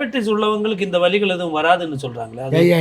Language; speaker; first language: Tamil; native; Tamil